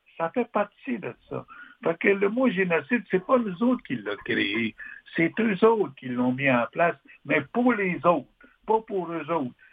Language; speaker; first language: French; non-native, local second language; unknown